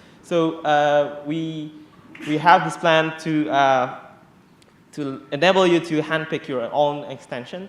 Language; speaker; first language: English; non-native, fluent; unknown